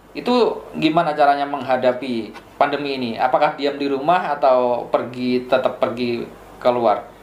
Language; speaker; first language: Indonesian; native; Indonesian